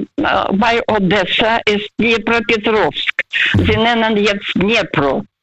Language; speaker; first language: German; non-native, fluent; Russian